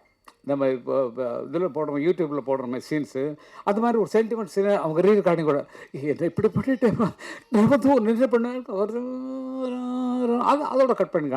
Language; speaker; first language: Tamil; native; Tamil